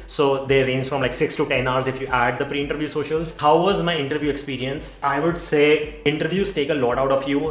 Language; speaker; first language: English; non-native, local second language; Hindi